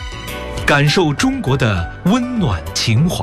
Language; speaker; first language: Chinese; native; Chinese